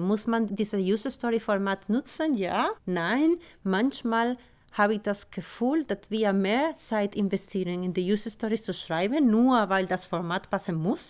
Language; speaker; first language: German; non-native, fluent; Spanish